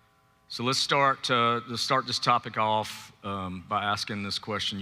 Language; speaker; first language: English; native; English